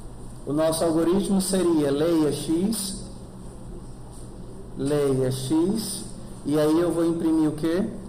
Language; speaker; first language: Portuguese; native; Portuguese